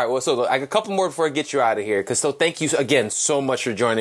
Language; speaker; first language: English; early bilingual, other home language; Spanish